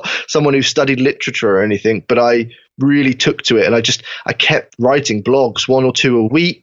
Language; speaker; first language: English; native; English